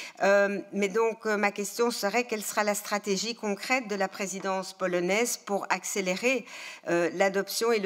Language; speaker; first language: French; native; French